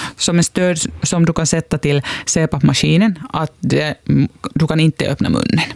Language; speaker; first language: Swedish; non-native, local second language; Finnish